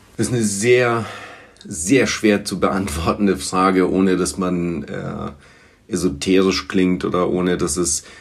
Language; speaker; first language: German; early bilingual, other home language; Bulgarian